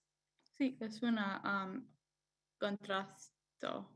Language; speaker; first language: Spanish; non-native, learner; English